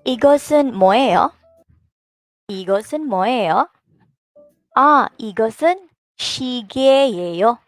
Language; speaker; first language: Korean; non-native, fluent; Filipino